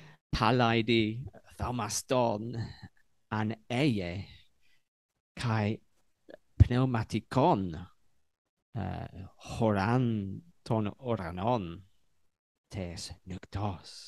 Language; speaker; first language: Greek; non-native, learner; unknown